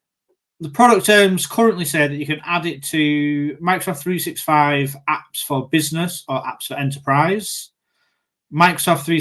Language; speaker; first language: English; native; English